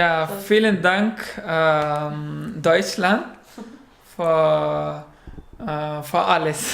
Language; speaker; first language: German; non-native, learner; Pashto